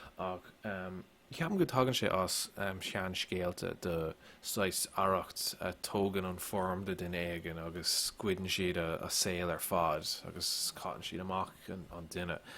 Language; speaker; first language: Irish; non-native, local second language; English